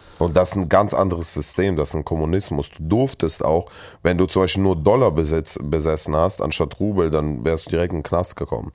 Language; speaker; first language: German; early bilingual, other home language; Russian